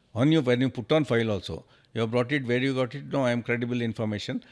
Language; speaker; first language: English; non-native, local second language; Kannada